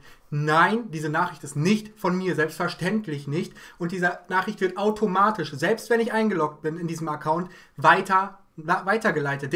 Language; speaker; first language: German; native; German